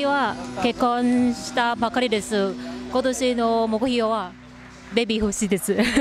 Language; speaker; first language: Japanese; non-native, learner; Vietnamese